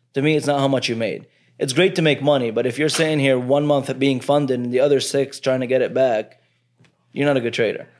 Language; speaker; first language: English; early bilingual, other home language; Arabic